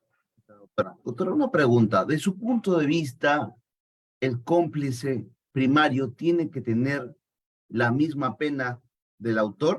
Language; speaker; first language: Spanish; native; Spanish